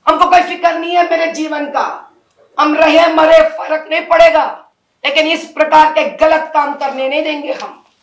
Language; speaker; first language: Hindi; non-native, local second language; Telugu